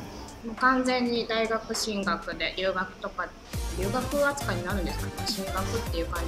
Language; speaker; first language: Japanese; native; Japanese